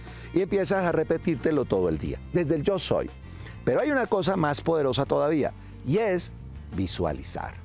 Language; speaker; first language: Spanish; native; Spanish